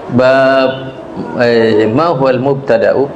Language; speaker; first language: Arabic; non-native, fluent; Indonesian